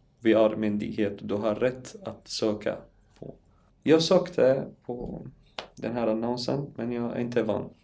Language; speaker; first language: Swedish; non-native, learner; Arabic